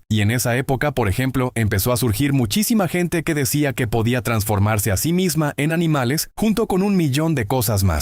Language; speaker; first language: Spanish; native; Spanish